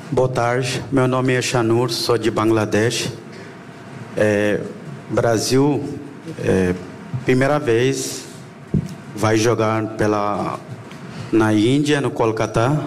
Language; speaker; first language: Portuguese; non-native, learner; Bangla